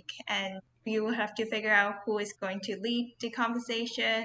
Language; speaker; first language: English; non-native, local second language; Cantonese